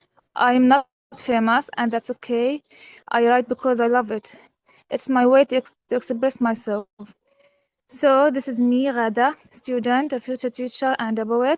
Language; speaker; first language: English; non-native, fluent; Arabic